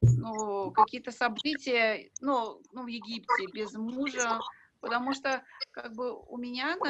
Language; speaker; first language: Russian; native; Russian